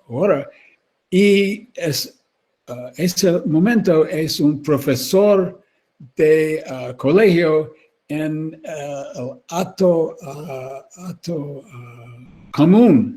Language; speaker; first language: Spanish; non-native, learner; English